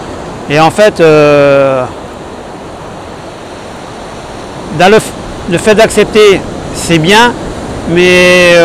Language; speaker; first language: French; native; French